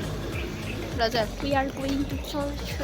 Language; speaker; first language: English; non-native, local second language; Nepali